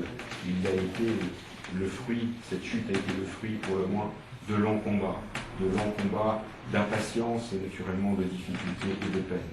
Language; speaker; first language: French; native; French